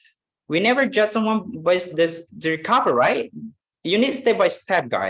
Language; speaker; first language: English; non-native, fluent; Indonesian